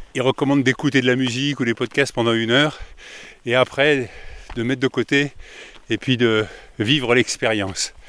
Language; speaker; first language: French; native; French